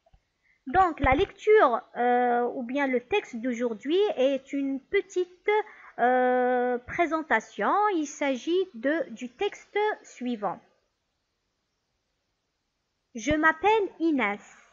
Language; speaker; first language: French; non-native, local second language; Arabic